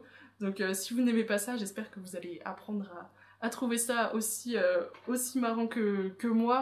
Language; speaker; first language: French; native; French